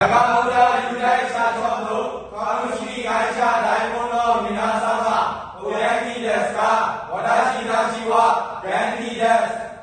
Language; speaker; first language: Japanese; non-native, learner; Burmese